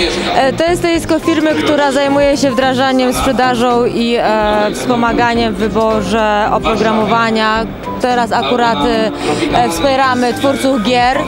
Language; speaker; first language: Polish; native; Polish